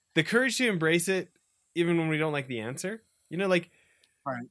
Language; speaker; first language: English; native; English